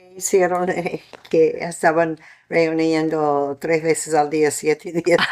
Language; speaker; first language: Spanish; non-native, fluent; English